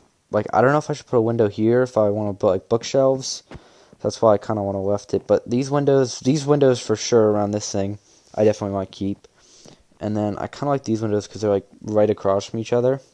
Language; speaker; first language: English; native; English